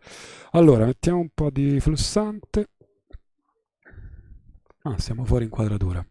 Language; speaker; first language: Italian; native; Italian